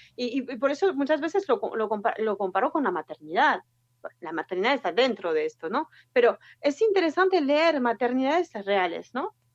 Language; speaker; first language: Spanish; non-native, fluent; French